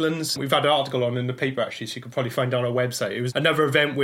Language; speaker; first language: English; native; English